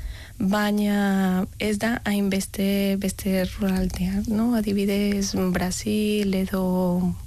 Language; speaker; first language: Basque; non-native, learner; Spanish